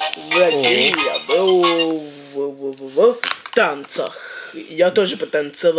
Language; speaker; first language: Russian; early bilingual, heritage; Russian